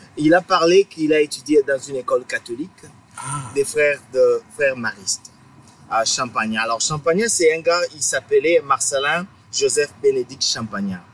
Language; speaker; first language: French; non-native, local second language; Swahili